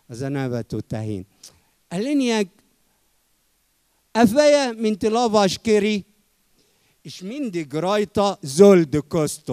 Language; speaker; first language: Hungarian; non-native, fluent; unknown